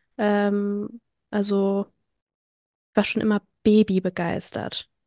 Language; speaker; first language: German; early bilingual, other home language; French